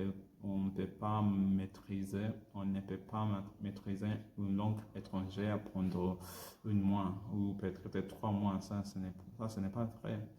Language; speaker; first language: French; non-native, learner; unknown